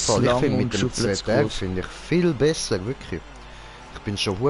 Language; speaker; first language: German; native; German